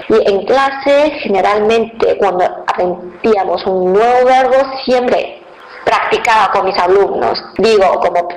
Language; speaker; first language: Spanish; non-native, fluent; Chinese